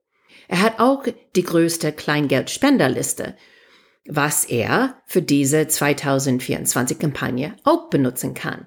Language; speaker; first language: German; non-native, fluent; English